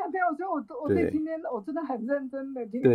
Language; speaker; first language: Chinese; native; Chinese